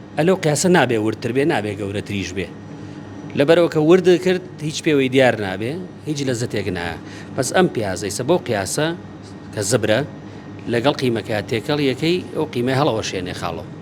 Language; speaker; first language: Central Kurdish; non-native, local second language; Gurani